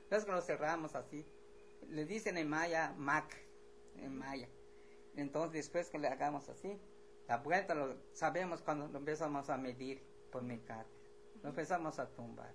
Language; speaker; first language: Spanish; non-native, local second language; Yucateco